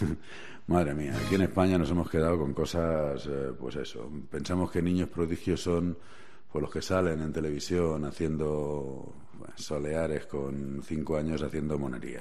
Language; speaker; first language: Spanish; native; Spanish